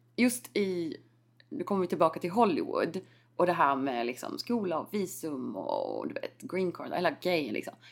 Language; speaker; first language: Swedish; native; Swedish